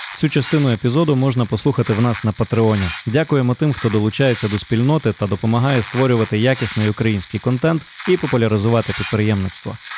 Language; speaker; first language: Ukrainian; native; Ukrainian